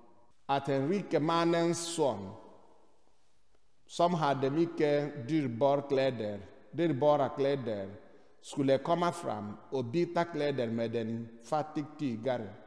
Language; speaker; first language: Swedish; non-native, fluent; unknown